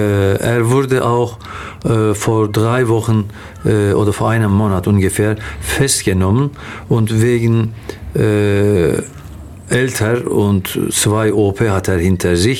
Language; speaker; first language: German; non-native, fluent; Turkish